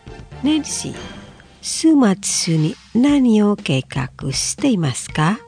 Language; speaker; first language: Japanese; non-native, fluent; Indonesian